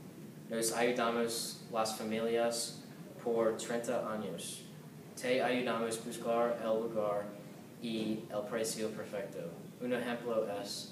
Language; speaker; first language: Spanish; non-native, learner; English